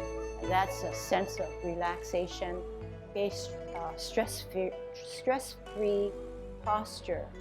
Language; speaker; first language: English; native; English